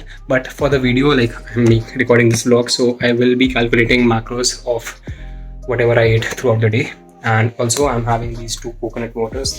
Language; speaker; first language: English; non-native, local second language; Hindi